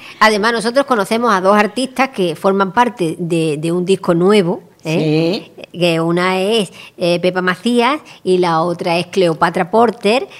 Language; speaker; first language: Spanish; native; Spanish